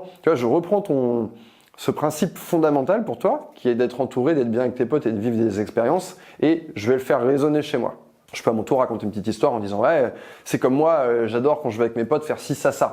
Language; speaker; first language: French; native; French